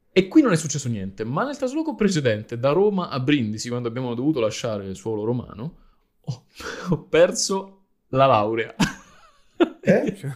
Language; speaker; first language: Italian; native; Italian